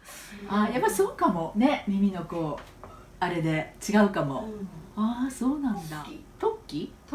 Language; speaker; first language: Japanese; native; Japanese